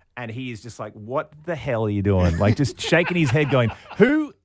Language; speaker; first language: English; native; English